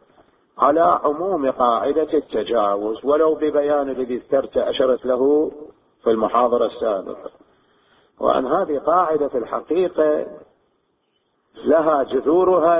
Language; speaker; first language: Arabic; native; Arabic